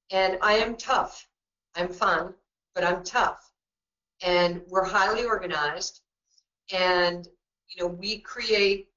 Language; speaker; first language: English; native; English